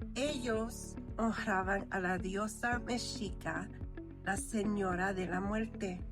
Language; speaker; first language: Spanish; early bilingual, heritage; Spanish